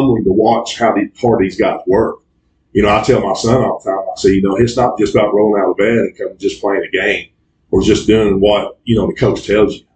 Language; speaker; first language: English; native; English